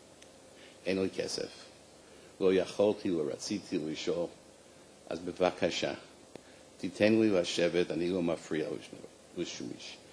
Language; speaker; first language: Hebrew; non-native, fluent; English